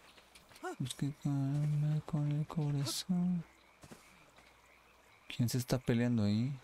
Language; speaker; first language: Spanish; native; Spanish